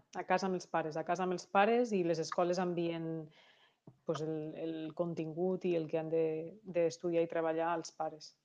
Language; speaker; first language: Catalan; native; Catalan